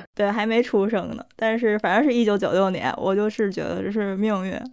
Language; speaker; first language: Chinese; non-native, local second language; Korean